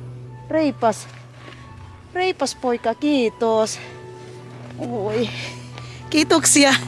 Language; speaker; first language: Finnish; non-native, learner; Cebuano